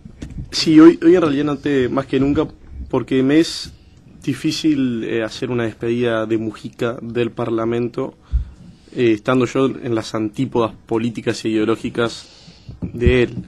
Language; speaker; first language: Spanish; native; Spanish